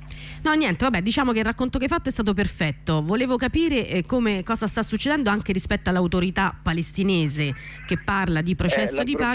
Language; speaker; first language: Italian; native; Italian